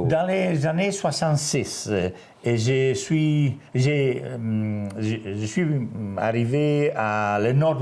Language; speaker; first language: French; non-native, fluent; Italian